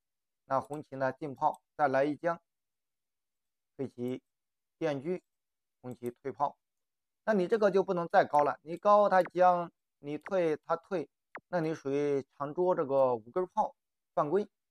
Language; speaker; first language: Chinese; native; Chinese